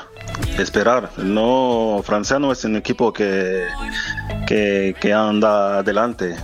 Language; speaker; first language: Spanish; non-native, fluent; French